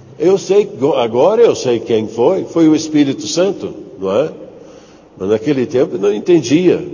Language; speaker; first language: Portuguese; non-native, fluent; English